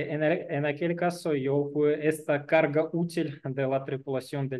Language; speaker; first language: Spanish; non-native, learner; Russian